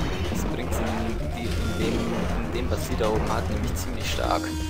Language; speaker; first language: German; native; German